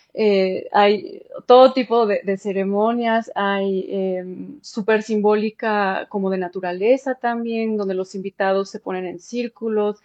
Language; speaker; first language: Spanish; early bilingual, heritage; Spanish